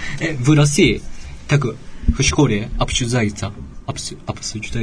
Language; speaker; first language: Russian; non-native, learner; Japanese